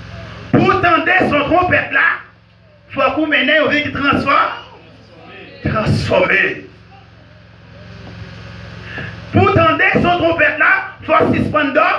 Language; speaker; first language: French; non-native, local second language; Haitian Creole